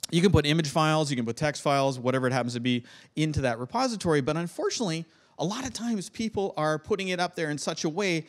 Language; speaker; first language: English; native; English